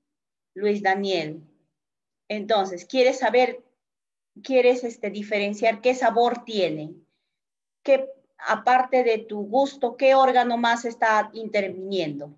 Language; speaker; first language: Spanish; native; Spanish